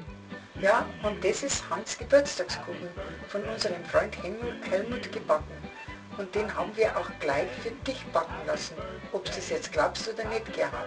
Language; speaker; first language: German; native; German